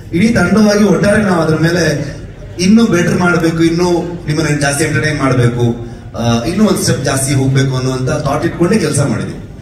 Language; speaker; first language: Kannada; native; Kannada